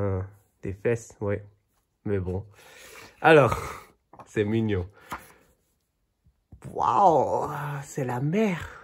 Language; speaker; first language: French; non-native, fluent; Chinese